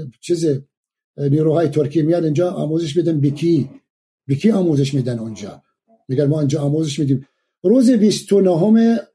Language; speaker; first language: Persian; non-native, fluent; Arabic